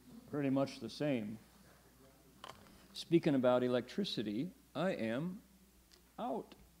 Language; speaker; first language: English; native; English